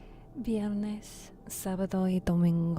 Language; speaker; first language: Spanish; non-native, learner; English